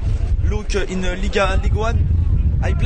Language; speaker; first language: English; non-native, learner; French